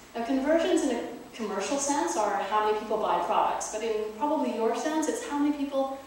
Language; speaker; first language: English; native; English